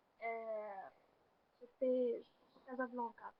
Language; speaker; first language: French; non-native, learner; Arabic